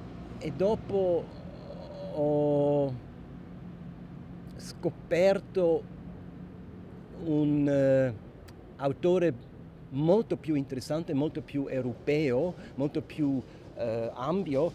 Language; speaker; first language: Italian; non-native, local second language; German